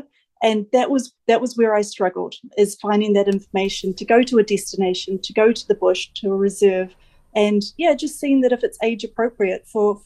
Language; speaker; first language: English; native; English